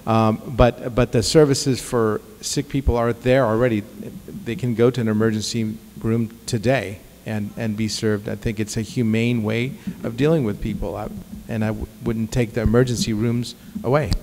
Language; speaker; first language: English; early bilingual, other home language; Arabic